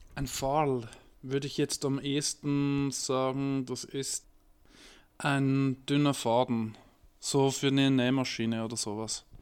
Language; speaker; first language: German; native; German